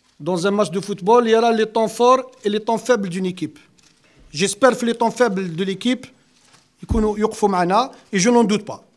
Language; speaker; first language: French; non-native, local second language; Arabic